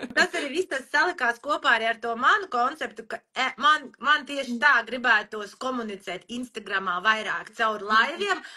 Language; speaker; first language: Latvian; non-native, local second language; Russian